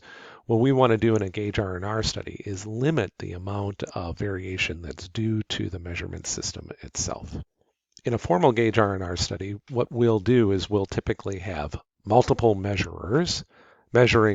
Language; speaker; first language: English; native; English